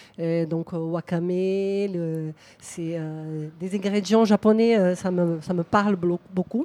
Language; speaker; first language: French; non-native, fluent; Portuguese